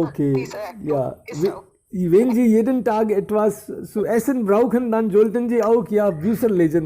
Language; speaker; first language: German; non-native, fluent; Hindi